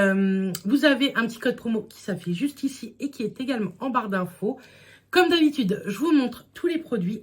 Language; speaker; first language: French; native; French